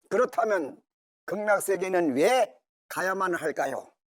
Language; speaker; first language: Korean; native; Korean